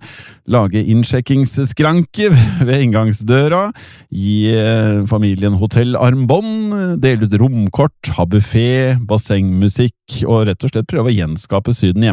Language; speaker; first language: Norwegian; native; Norwegian